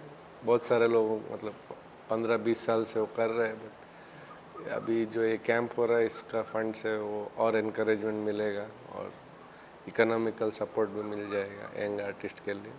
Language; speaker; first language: Hindi; non-native, local second language; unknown